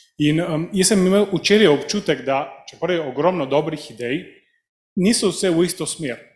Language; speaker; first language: Slovenian; early bilingual, heritage; Slovenian